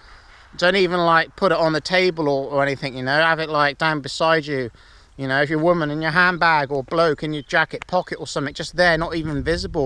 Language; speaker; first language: English; native; English